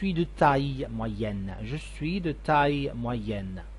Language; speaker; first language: French; non-native, fluent; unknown